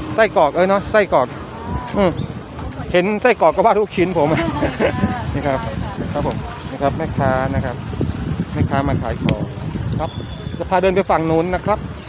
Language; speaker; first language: Thai; native; Thai